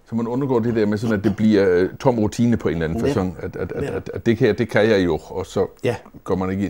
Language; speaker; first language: Danish; native; Danish